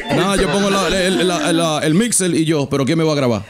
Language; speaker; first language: Spanish; early bilingual, heritage; Spanish